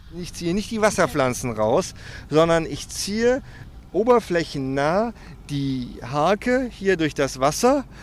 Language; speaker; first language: German; native; German